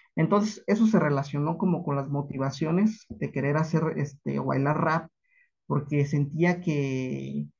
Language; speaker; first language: Spanish; native; Spanish